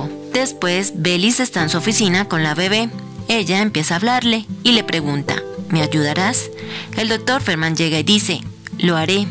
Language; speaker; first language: Spanish; native; Spanish